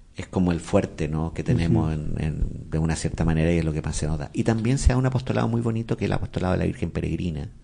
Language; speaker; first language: Spanish; native; Spanish